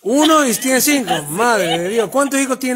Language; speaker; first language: Spanish; native; Spanish